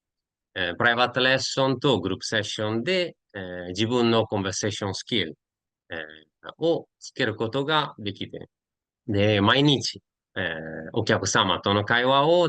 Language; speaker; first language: Japanese; non-native, learner; Italian